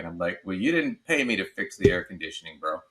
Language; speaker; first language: English; native; English